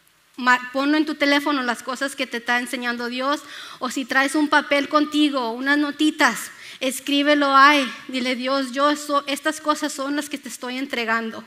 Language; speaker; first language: Spanish; early bilingual, other home language; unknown